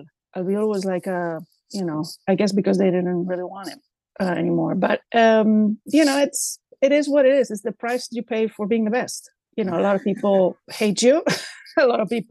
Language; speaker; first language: English; non-native, fluent; Spanish